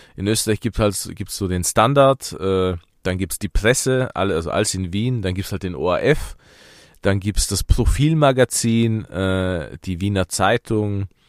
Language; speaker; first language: German; early bilingual, other home language; Persian